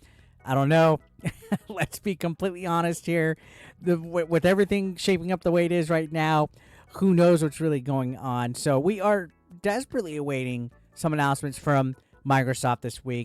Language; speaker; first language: English; native; English